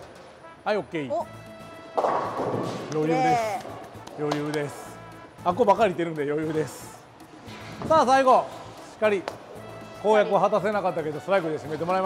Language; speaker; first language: Japanese; native; Japanese